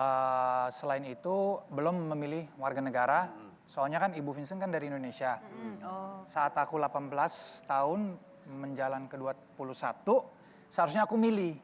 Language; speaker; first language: Indonesian; early bilingual, heritage; Dutch